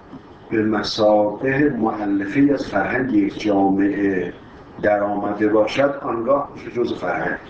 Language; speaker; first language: Persian; native; Persian